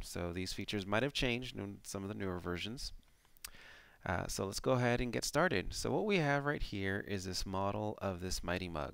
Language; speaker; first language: English; native; English